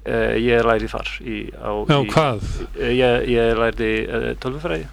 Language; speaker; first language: Icelandic; non-native, learner; Polish